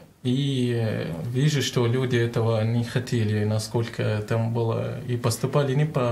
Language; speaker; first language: Russian; non-native, learner; Arabic